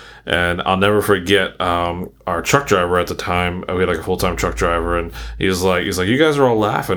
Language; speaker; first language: English; native; English